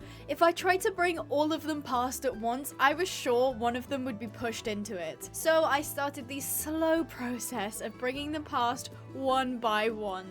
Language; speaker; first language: English; native; English